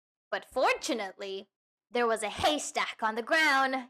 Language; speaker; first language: English; native; English